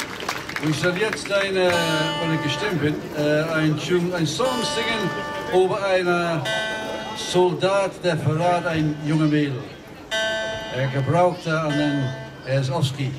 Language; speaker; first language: German; non-native, learner; English